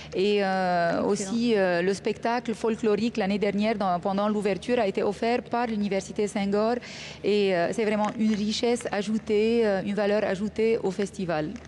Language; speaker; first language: French; non-native, fluent; Arabic